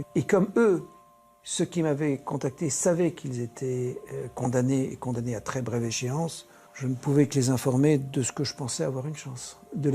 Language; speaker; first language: French; native; French